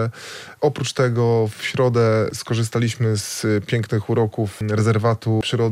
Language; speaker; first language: Polish; native; Polish